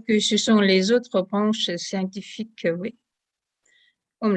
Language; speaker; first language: French; non-native, fluent; Russian